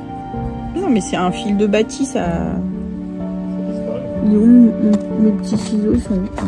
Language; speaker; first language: French; native; French